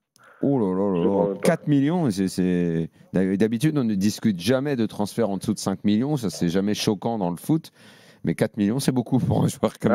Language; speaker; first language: French; native; French